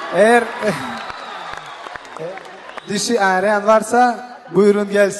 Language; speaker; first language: Turkish; non-native, fluent; Tajik